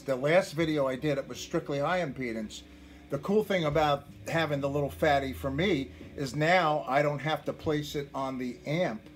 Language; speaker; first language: English; native; English